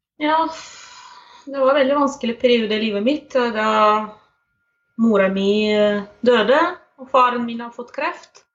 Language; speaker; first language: Norwegian; non-native, fluent; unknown